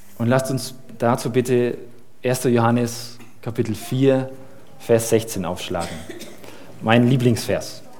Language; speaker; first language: German; early bilingual, other home language; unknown